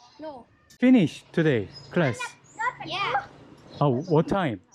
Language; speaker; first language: English; non-native, learner; Korean